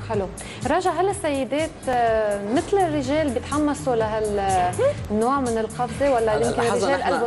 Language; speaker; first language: Arabic; native; Arabic